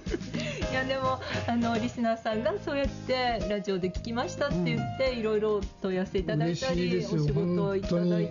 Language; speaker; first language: Japanese; native; Japanese